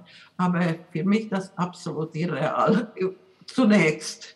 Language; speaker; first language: German; non-native, fluent; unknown